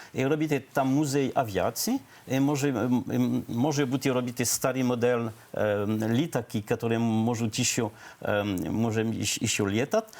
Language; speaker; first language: Ukrainian; non-native, learner; French